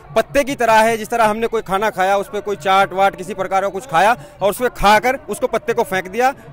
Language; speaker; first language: Hindi; native; Hindi